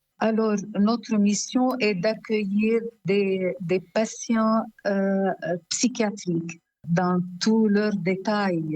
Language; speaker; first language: French; non-native, local second language; Arabic